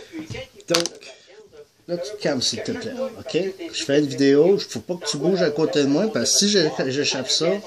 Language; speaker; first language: French; native; French